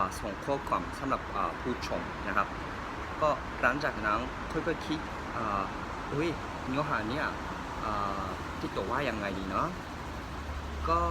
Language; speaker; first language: Thai; non-native, learner; Japanese